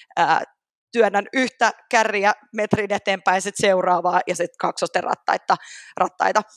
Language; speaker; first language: Finnish; native; Finnish